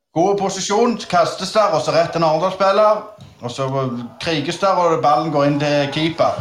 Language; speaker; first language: Norwegian; native; Norwegian